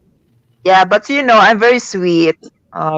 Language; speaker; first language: English; non-native, local second language; Filipino